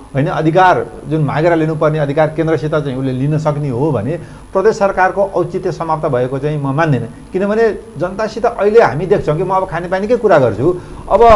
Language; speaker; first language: Nepali; native; Nepali